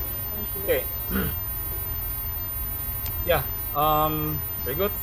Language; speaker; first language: English; non-native, fluent; Indonesian